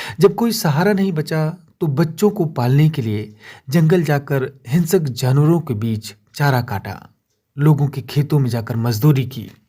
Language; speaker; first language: Hindi; native; Hindi